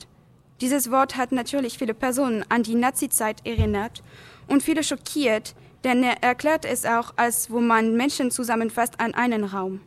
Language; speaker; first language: German; non-native, learner; French